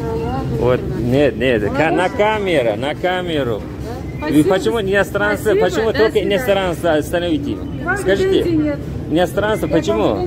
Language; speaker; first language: Russian; non-native, learner; Tajik